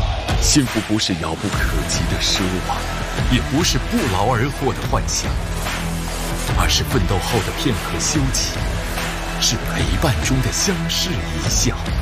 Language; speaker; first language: Chinese; native; Chinese